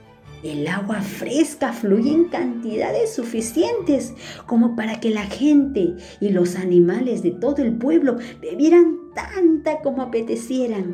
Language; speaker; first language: Spanish; native; Spanish